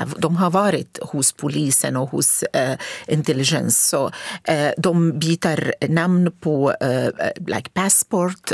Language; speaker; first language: Swedish; non-native, fluent; Arabic